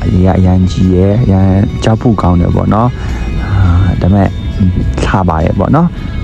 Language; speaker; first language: Burmese; non-native, local second language; Hakha Chin